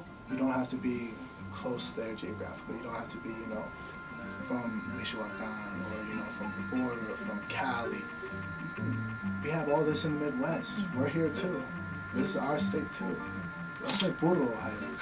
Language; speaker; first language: English; early bilingual, other home language; Spanish